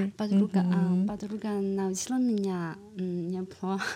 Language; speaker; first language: Russian; non-native, learner; Chinese